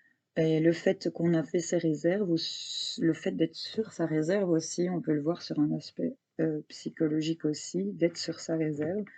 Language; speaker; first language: French; native; French